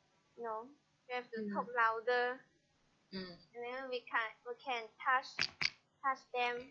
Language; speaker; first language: English; non-native, learner; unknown